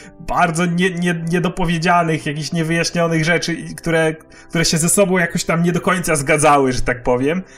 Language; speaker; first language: Polish; native; Polish